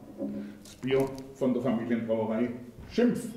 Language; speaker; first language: German; native; German